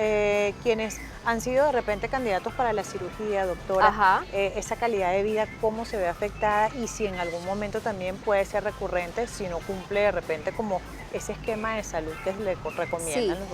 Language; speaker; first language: Spanish; native; Spanish